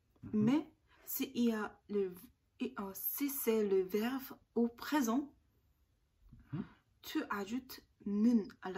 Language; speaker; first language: French; non-native, learner; Korean